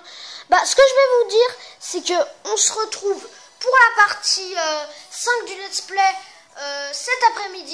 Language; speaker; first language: French; native; French